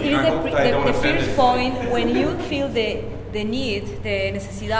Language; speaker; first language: English; non-native, learner; Spanish